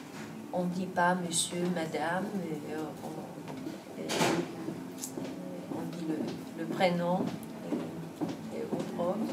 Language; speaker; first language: French; non-native, fluent; Danish